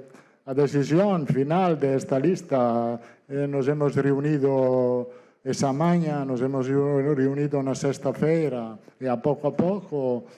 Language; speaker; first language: Portuguese; non-native, fluent; Italian